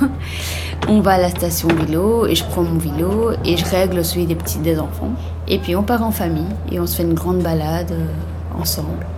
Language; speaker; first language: French; native; French